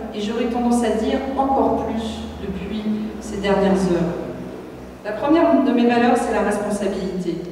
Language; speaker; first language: French; native; French